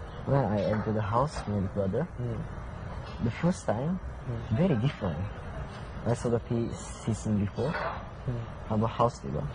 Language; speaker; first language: English; non-native, learner; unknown